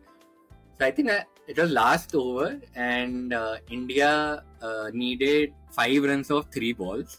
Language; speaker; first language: English; non-native, local second language; Hindi